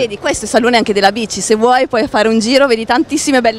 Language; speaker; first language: Italian; native; Italian